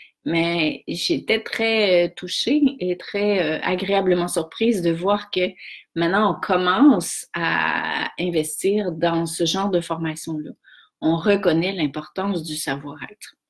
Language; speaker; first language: French; native; French